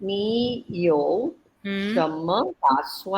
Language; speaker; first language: Chinese; non-native, learner; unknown